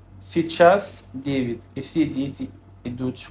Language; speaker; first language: Russian; non-native, fluent; Arabic